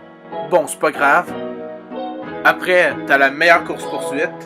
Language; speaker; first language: French; native; French